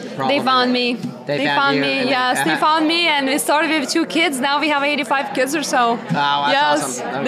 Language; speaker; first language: English; non-native, fluent; Lithuanian